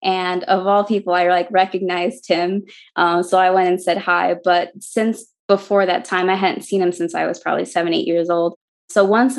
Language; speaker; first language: English; native; English